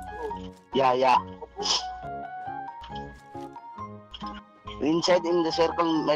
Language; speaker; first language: English; non-native, local second language; Cebuano